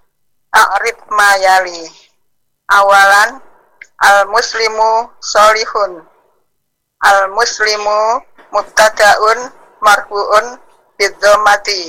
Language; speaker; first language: Arabic; non-native, learner; Indonesian